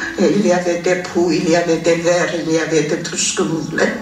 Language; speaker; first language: French; non-native, fluent; Armenian